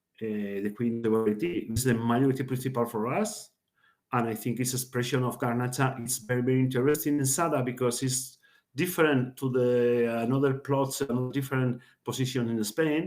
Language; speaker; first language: English; non-native, learner; Spanish